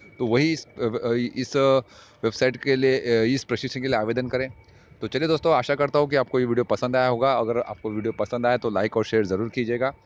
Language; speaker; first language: Hindi; non-native, local second language; Marathi